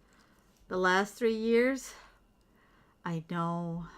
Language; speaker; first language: English; native; English